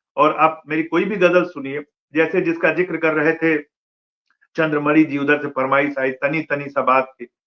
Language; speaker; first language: Hindi; non-native, local second language; Bhojpuri